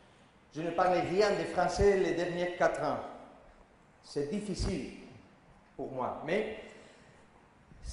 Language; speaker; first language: French; non-native, learner; Spanish